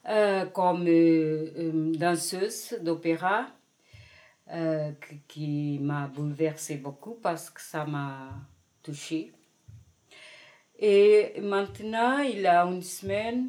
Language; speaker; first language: French; non-native, fluent; Portuguese